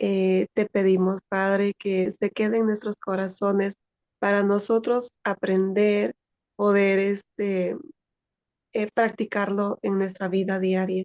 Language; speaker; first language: Spanish; native; Spanish